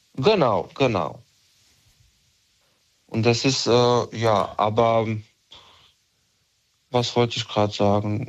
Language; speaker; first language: German; non-native, local second language; Bosnian